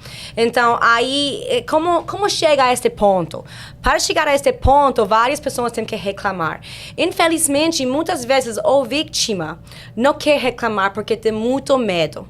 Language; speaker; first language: Portuguese; non-native, fluent; English